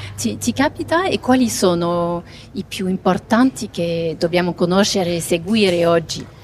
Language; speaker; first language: Italian; non-native, fluent; French